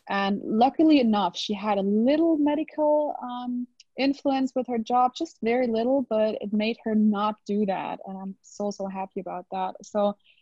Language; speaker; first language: English; non-native, fluent; German